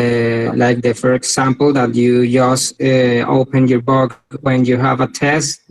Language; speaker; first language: English; non-native, learner; Spanish